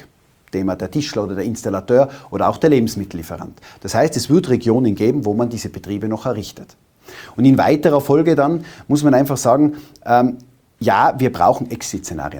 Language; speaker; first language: German; native; German